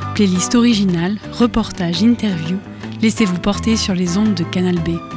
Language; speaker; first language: French; native; French